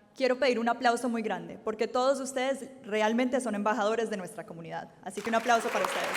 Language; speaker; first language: Spanish; early bilingual, heritage; Spanish